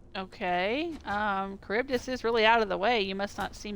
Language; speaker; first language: English; native; English